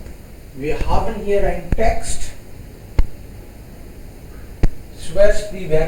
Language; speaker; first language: German; non-native, fluent; Hindi